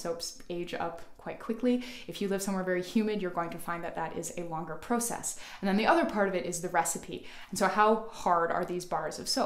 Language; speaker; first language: English; native; English